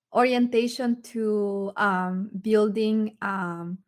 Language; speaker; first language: English; early bilingual, other home language; Spanish